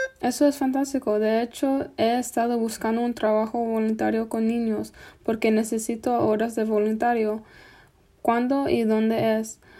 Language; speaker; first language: Spanish; non-native, fluent; English